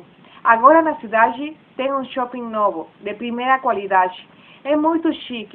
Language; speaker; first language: Portuguese; non-native, learner; Spanish